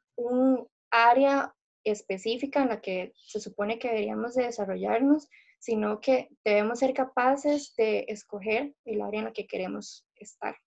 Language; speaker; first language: Spanish; native; Spanish